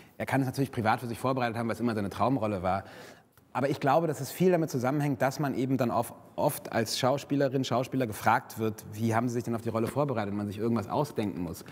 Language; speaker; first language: German; native; German